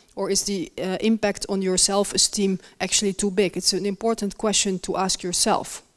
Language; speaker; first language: English; non-native, fluent; Dutch